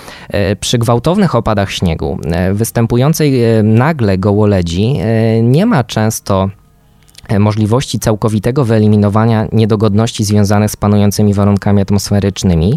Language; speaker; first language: Polish; native; Polish